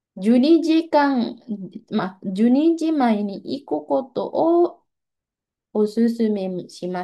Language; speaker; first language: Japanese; non-native, fluent; Indonesian